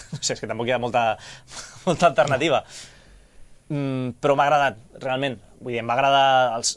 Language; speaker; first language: Catalan; native; Catalan